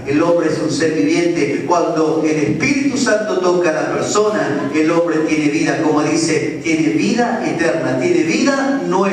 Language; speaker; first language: Spanish; native; Spanish